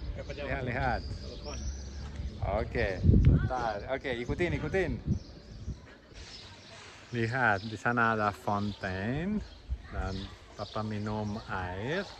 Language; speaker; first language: Indonesian; non-native, learner; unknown